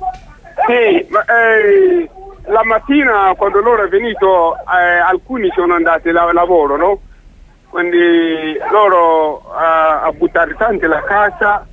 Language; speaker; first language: Italian; non-native, local second language; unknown